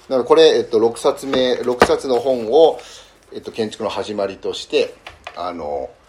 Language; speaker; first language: Japanese; early bilingual, heritage; Japanese